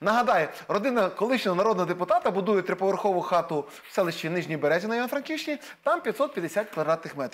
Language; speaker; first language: Ukrainian; native; Ukrainian